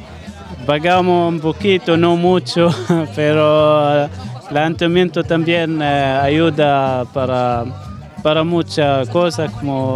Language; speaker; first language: Spanish; non-native, learner; Arabic